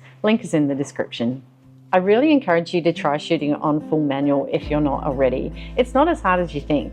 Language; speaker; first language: English; native; English